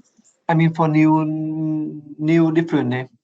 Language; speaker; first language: English; non-native, learner; Vietnamese